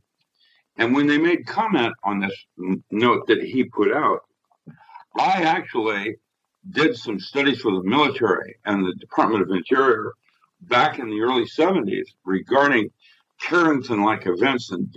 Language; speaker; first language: English; native; English